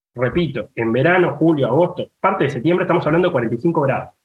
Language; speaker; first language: Spanish; native; Spanish